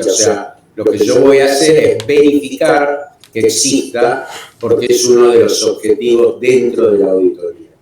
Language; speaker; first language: Spanish; native; Spanish